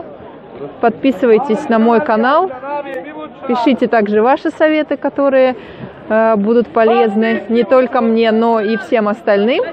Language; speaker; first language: Russian; native; Russian